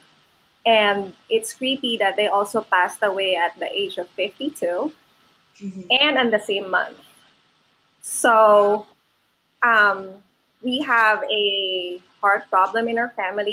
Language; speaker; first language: English; non-native, local second language; Filipino